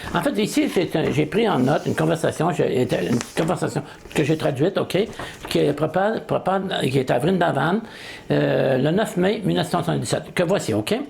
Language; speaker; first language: French; native; French